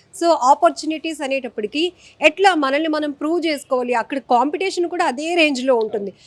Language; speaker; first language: Telugu; native; Telugu